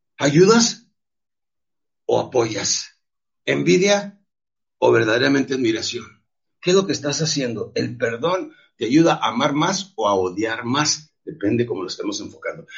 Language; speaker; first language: Spanish; native; Spanish